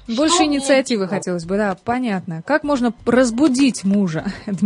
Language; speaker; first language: Russian; native; Russian